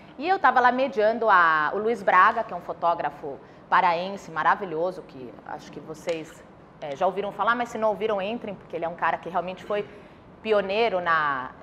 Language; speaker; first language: Portuguese; early bilingual, other home language; Spanish